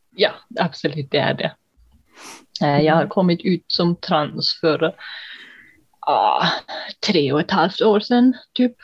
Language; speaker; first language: Swedish; non-native, fluent; German